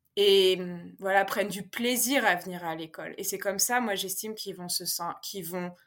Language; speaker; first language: French; native; French